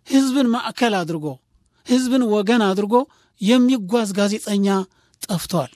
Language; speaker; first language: Amharic; non-native, local second language; Tigrinya